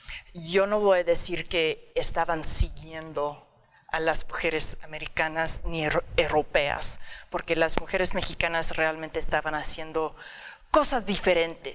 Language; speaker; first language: Spanish; early bilingual, heritage; English